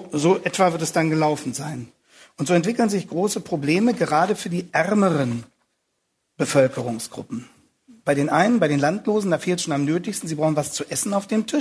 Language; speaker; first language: German; native; German